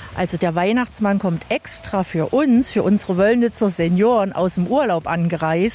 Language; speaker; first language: German; native; German